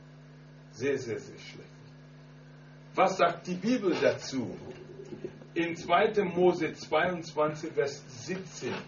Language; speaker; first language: German; non-native, learner; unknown